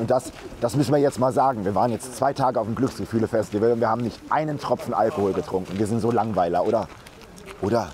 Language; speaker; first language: German; native; German